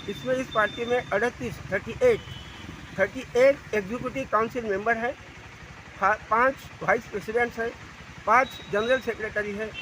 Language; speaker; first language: Hindi; non-native, local second language; Marathi